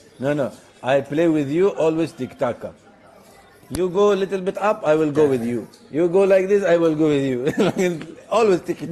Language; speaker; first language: English; non-native, learner; Arabic